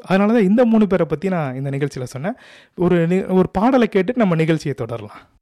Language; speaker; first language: Tamil; native; Tamil